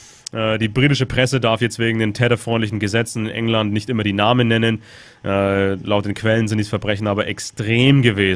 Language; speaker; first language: German; native; German